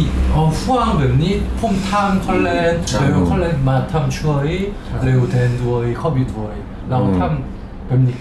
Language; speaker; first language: Thai; non-native, learner; Korean